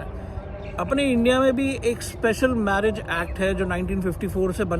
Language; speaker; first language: Hindi; non-native, local second language; Malayalam